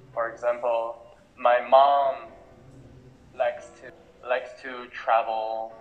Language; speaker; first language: English; non-native, local second language; Cantonese